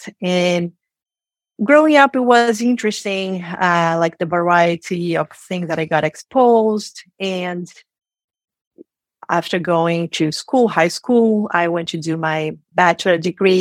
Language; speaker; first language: English; non-native, fluent; Portuguese